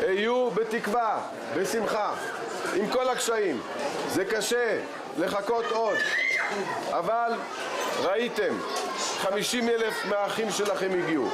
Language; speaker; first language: Hebrew; non-native, local second language; Amharic